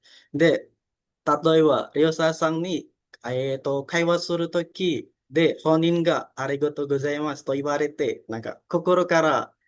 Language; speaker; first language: Japanese; non-native, learner; Indonesian